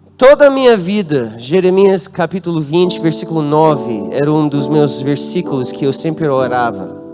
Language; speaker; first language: Portuguese; non-native, fluent; English